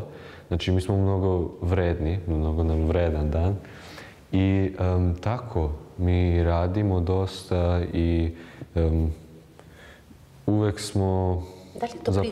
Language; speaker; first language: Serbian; early bilingual, heritage; German